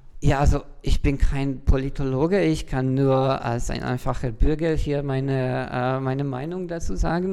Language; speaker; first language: German; non-native, fluent; Hungarian